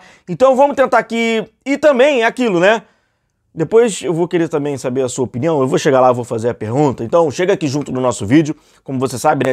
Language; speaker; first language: Portuguese; native; Portuguese